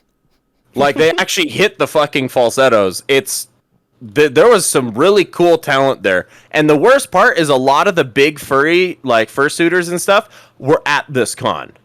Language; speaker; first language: English; native; English